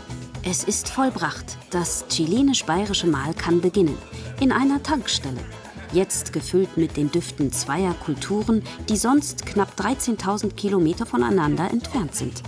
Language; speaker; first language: German; native; German